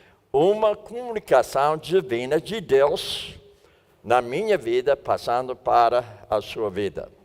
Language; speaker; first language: Portuguese; non-native, fluent; English